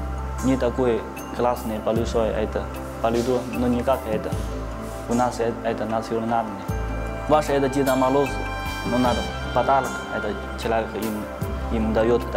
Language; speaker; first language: Russian; non-native, learner; Chinese